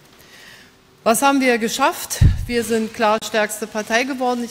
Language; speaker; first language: German; native; German